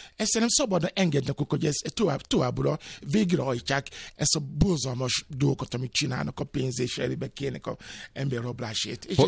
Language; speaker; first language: Hungarian; non-native, fluent; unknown